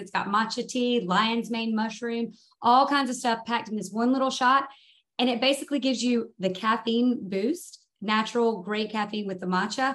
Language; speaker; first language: English; native; English